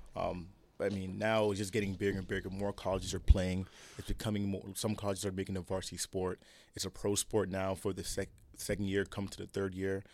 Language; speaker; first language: English; early bilingual, other home language; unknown